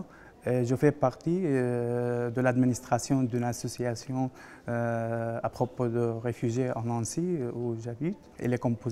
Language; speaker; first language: French; non-native, fluent; Arabic